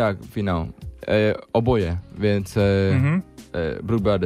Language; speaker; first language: Polish; non-native, learner; English